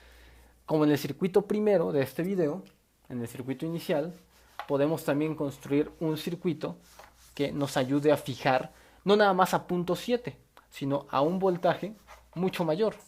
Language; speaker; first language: Spanish; native; Spanish